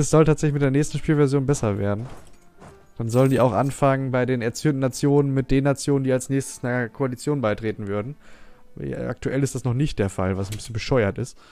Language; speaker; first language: German; native; German